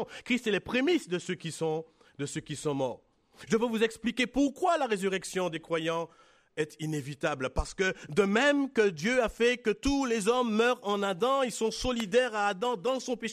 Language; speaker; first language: French; native; French